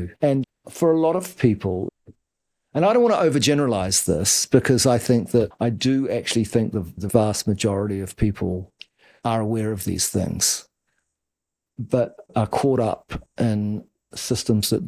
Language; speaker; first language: English; native; English